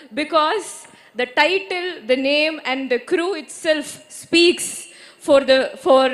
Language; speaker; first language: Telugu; non-native, learner; Malayalam